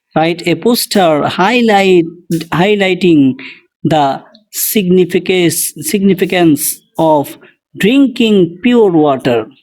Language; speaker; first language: English; non-native, local second language; Bangla